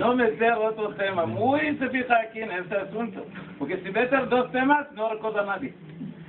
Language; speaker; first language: Spanish; non-native, learner; Hebrew